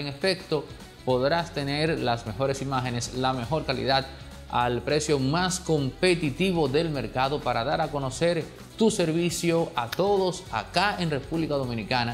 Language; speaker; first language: Spanish; native; Spanish